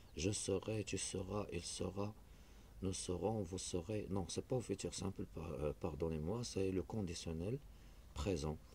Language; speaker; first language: French; non-native, local second language; Arabic